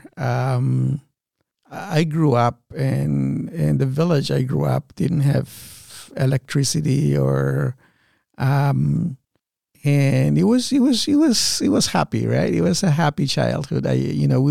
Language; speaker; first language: English; non-native, fluent; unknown